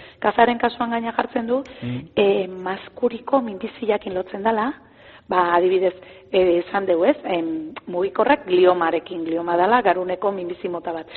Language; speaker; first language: Basque; native; Basque